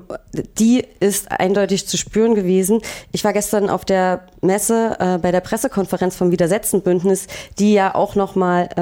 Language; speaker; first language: German; native; German